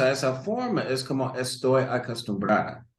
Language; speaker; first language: Spanish; non-native, learner; English